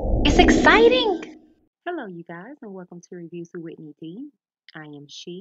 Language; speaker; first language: English; native; English